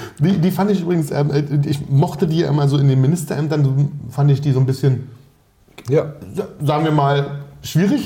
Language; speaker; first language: German; native; German